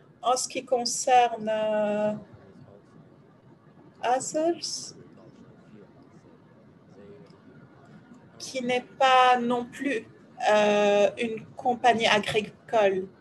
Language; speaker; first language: French; non-native, fluent; Ukrainian